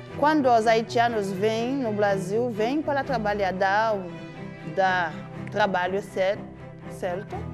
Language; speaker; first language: Portuguese; non-native, learner; Haitian Creole